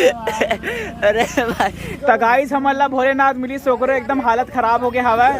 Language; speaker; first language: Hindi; non-native, local second language; Chhattisgarhi